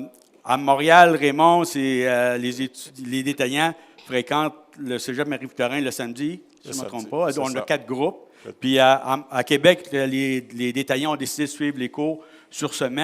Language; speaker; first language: French; native; French